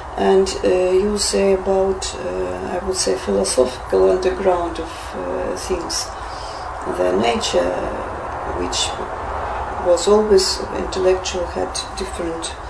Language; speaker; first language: English; non-native, fluent; Russian